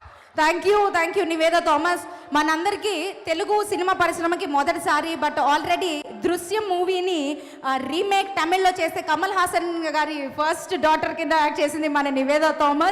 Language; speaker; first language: Telugu; native; Telugu